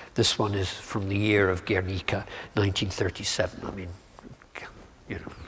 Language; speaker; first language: English; native; English